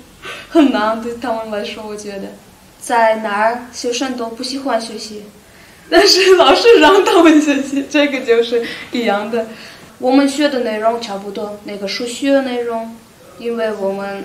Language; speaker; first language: Chinese; non-native, fluent; Russian